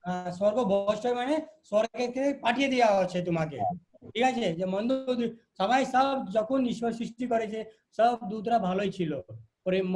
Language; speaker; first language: Bangla; non-native, local second language; Hindi